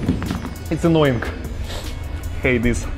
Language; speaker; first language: English; non-native, learner; Russian